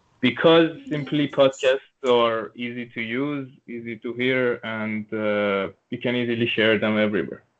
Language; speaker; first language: English; non-native, local second language; Turkish